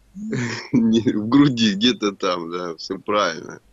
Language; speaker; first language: Russian; native; Russian